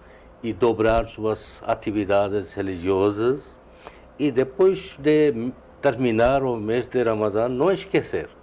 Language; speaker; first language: Portuguese; non-native, learner; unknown